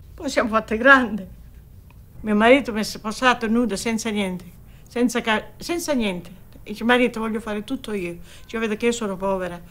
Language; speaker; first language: Italian; native; Italian